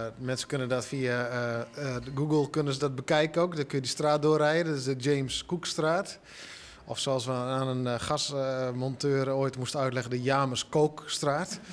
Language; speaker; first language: Dutch; non-native, local second language; Western Frisian